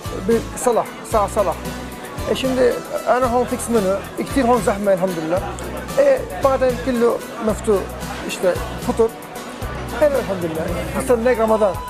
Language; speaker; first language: Arabic; non-native, learner; Turkish